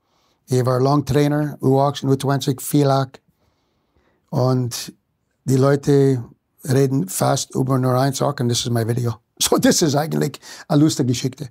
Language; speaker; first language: German; non-native, fluent; English